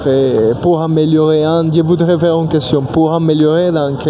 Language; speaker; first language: French; non-native, learner; Spanish